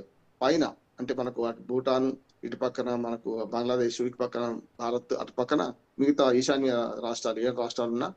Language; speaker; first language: Telugu; native; Telugu